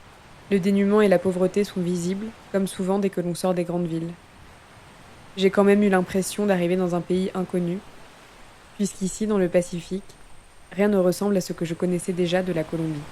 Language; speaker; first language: French; native; French